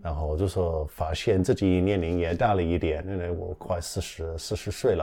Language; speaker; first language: Chinese; non-native, fluent; English